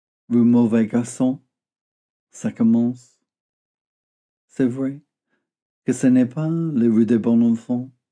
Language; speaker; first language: French; non-native, fluent; English